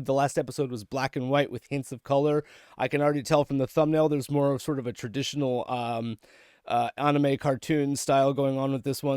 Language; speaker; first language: English; native; English